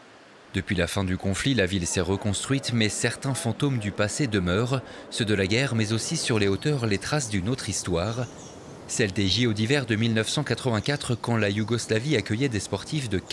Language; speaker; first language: French; native; French